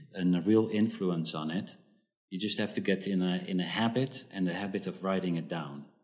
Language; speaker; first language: English; early bilingual, other home language; Dutch